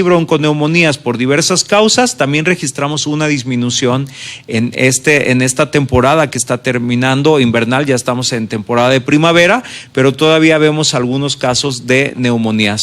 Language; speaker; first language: Spanish; native; Spanish